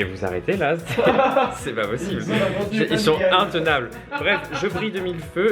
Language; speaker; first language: French; native; French